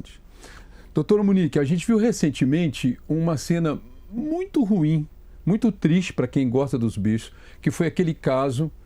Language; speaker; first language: Portuguese; native; Portuguese